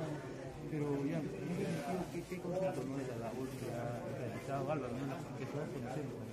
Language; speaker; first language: Spanish; native; Spanish